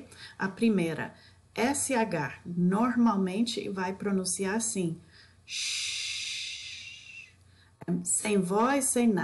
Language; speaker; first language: Portuguese; non-native, fluent; English